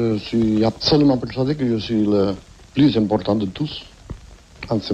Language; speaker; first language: French; non-native, fluent; Catalan